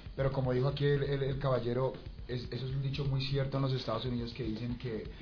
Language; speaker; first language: Spanish; native; Spanish